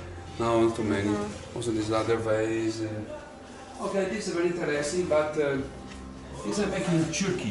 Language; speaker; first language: English; non-native, learner; Italian